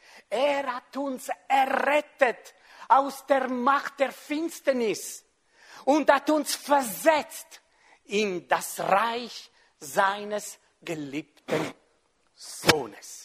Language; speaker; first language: German; non-native, fluent; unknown